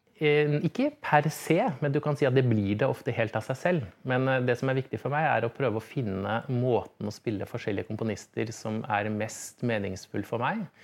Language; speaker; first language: Norwegian; native; Norwegian